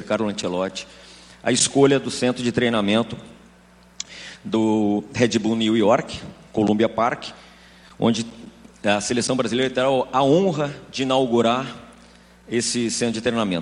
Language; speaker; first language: Portuguese; native; Portuguese